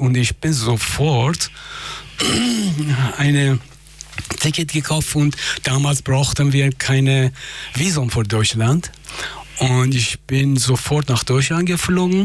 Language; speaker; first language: German; non-native, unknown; Persian